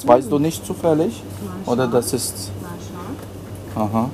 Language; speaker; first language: German; non-native, learner; Ukrainian